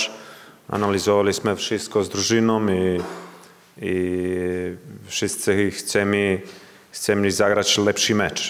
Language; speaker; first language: Polish; non-native, learner; Croatian